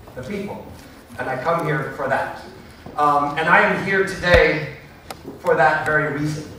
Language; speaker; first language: English; native; English